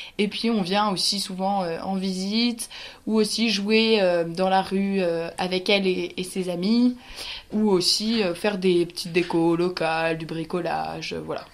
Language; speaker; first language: French; native; French